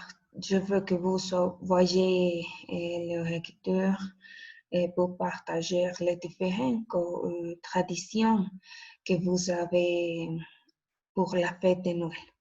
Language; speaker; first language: French; non-native, fluent; Spanish